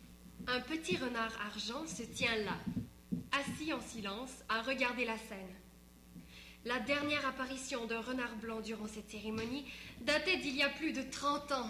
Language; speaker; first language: French; native; French